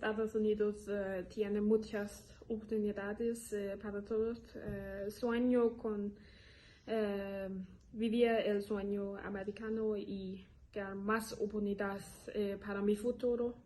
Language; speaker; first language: Spanish; non-native, learner; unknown